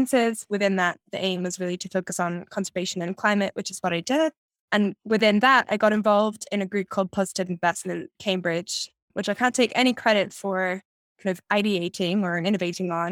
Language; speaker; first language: English; native; English